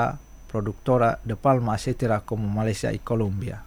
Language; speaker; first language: Spanish; non-native, fluent; Indonesian